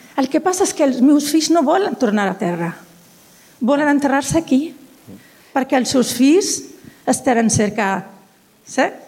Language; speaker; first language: Catalan; non-native, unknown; Berber languages